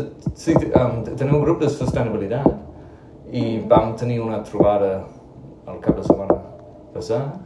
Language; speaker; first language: Catalan; non-native, learner; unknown